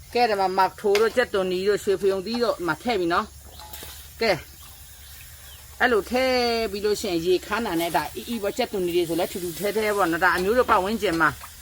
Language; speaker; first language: Burmese; non-native, local second language; Shan